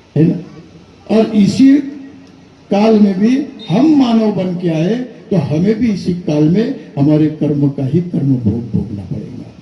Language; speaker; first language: Hindi; non-native, local second language; Marathi